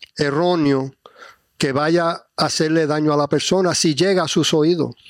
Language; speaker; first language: Spanish; early bilingual, heritage; Spanish